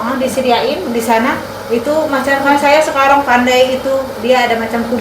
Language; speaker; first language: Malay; non-native, local second language; Sundanese